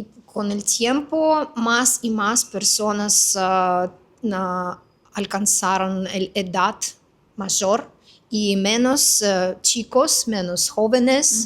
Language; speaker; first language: Spanish; non-native, fluent; Russian